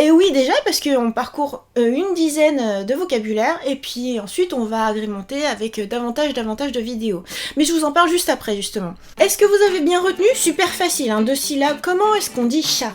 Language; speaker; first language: French; native; French